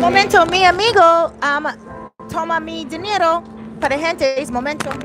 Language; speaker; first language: Spanish; non-native, learner; English